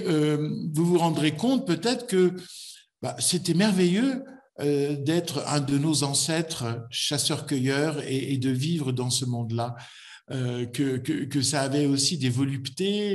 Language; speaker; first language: French; native; French